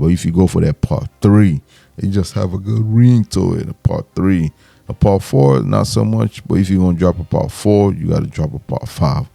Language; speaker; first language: English; native; English